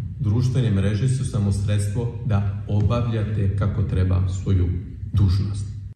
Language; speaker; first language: Serbian; non-native, fluent; French